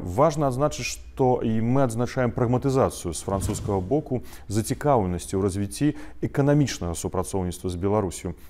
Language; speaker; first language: Belarusian; non-native, local second language; Russian